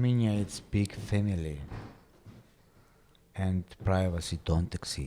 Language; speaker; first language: English; non-native, learner; Italian